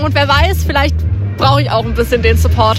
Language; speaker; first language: German; native; German